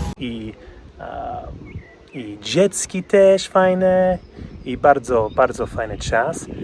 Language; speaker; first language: Polish; non-native, learner; English